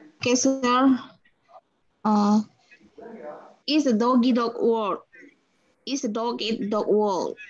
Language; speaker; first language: English; non-native, learner; Indonesian